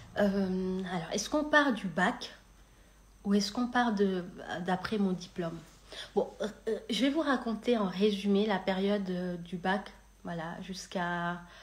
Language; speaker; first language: French; non-native, local second language; Wolof